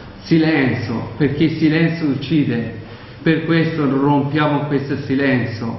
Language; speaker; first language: Italian; non-native, learner; Kurdish